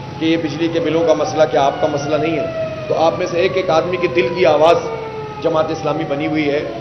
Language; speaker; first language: Urdu; native; Urdu